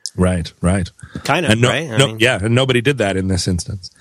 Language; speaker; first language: English; native; English